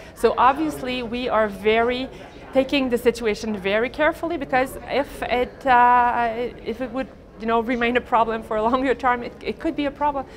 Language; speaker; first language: English; non-native, fluent; French